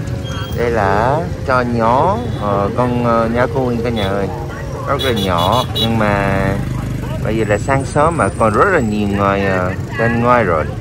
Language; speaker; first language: Vietnamese; non-native, learner; Korean